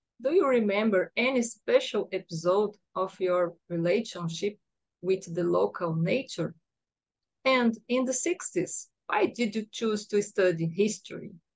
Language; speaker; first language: English; non-native, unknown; Portuguese